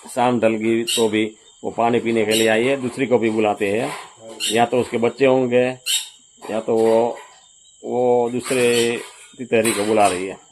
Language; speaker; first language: Hindi; non-native, local second language; Gujarati